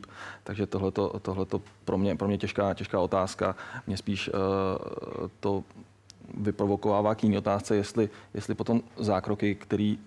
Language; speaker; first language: Czech; native; Czech